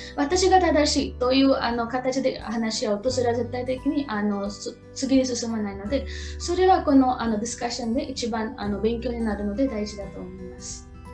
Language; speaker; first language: Japanese; non-native, fluent; Marathi